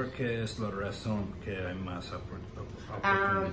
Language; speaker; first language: Spanish; non-native, learner; English